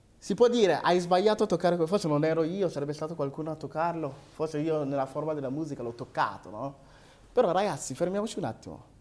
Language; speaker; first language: Italian; early bilingual, other home language; Akan